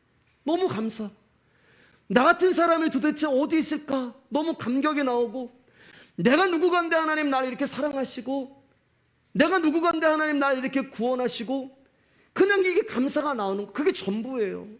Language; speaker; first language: Korean; native; Korean